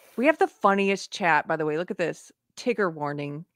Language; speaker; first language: English; native; English